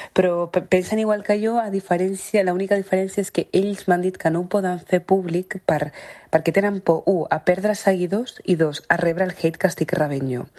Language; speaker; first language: Catalan; early bilingual, other home language; Arabic